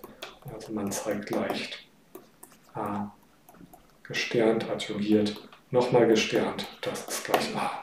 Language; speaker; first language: German; native; German